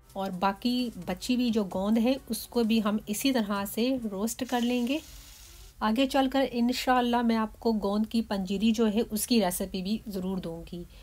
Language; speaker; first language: Urdu; native; Urdu